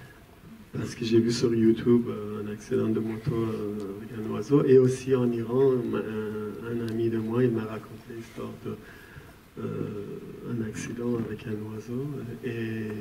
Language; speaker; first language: French; non-native, fluent; Persian